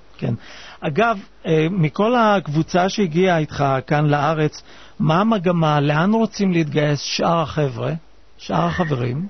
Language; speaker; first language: Hebrew; native; Hebrew